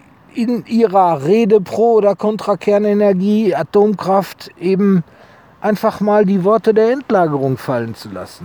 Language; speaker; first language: German; native; German